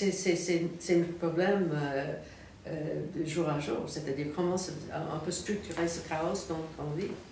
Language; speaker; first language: French; non-native, fluent; English